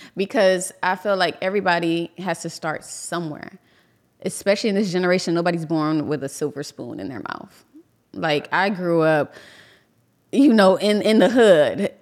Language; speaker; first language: English; native; English